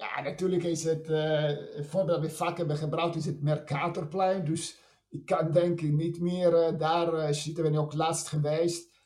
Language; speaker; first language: Dutch; non-native, fluent; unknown